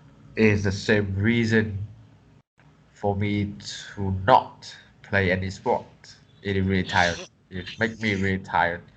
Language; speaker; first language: English; non-native, learner; Vietnamese